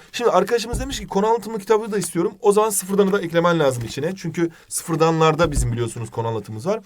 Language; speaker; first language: Turkish; native; Turkish